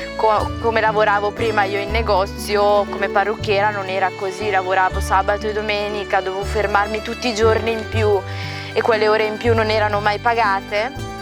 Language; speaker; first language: Italian; early bilingual, other home language; Punjabi